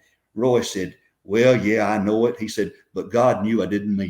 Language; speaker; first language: English; native; English